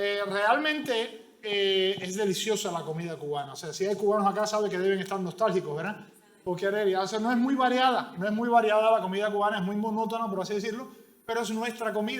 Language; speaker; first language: Spanish; native; Spanish